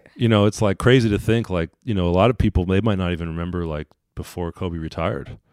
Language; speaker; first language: English; native; English